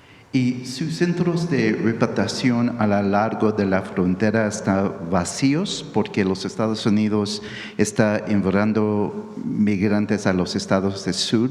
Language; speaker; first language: Spanish; early bilingual, heritage; English